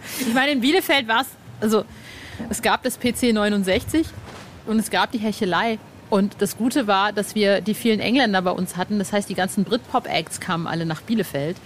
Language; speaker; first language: German; native; German